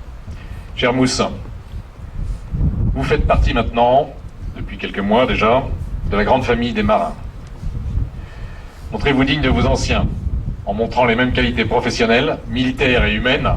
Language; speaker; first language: French; native; French